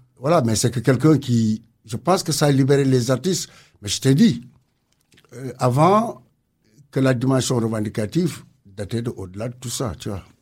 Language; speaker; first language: French; non-native, local second language; Wolof